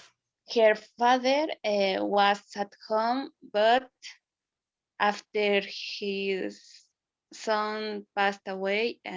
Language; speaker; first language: English; non-native, learner; Spanish